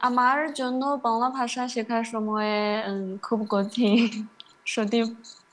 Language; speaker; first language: Bangla; non-native, learner; Chinese